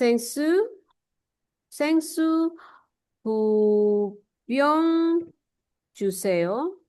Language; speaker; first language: Korean; non-native, learner; Indonesian